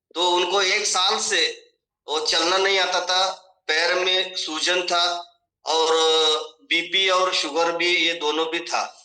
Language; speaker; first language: Hindi; non-native, local second language; Marathi